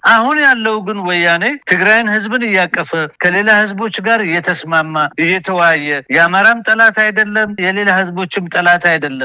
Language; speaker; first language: Amharic; non-native, local second language; Oromo